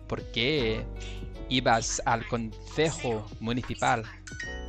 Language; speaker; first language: Spanish; non-native, learner; English